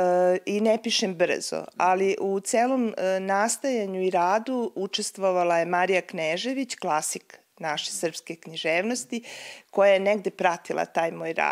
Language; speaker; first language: Serbian; native; Serbian